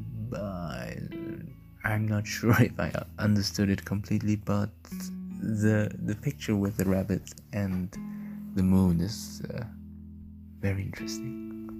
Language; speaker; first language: English; non-native, fluent; German